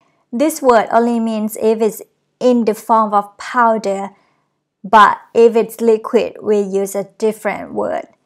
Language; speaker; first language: English; non-native, fluent; Thai